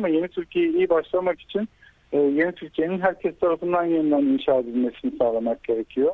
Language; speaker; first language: Turkish; native; Turkish